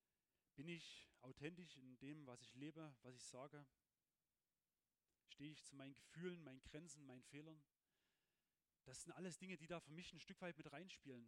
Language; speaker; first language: German; native; German